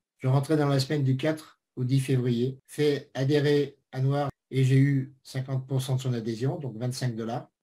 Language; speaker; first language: French; native; French